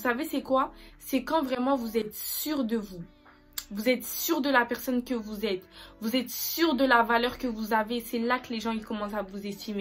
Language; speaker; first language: French; native; French